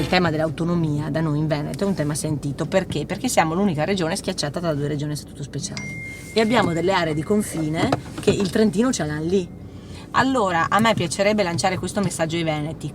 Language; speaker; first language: Italian; native; Italian